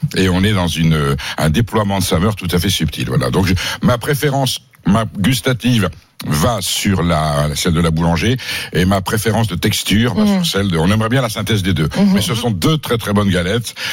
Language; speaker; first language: French; native; French